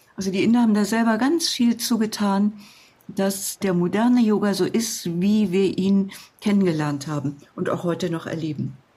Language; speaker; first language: German; native; German